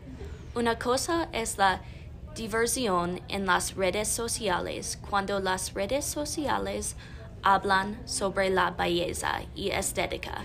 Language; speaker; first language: Spanish; non-native, learner; English